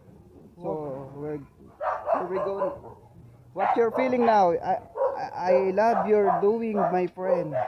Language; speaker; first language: English; non-native, learner; Filipino